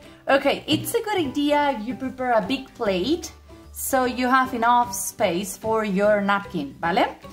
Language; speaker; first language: English; non-native, fluent; Spanish